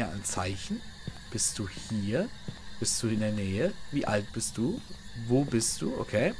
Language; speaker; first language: German; native; German